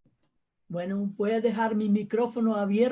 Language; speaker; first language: Spanish; non-native, fluent; Portuguese